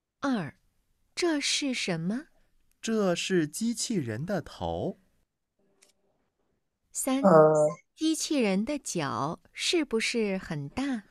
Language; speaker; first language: Chinese; non-native, learner; Vietnamese